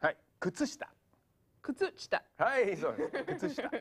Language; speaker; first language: Japanese; non-native, fluent; English